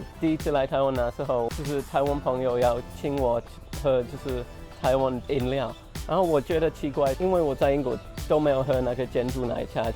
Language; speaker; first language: Chinese; non-native, fluent; English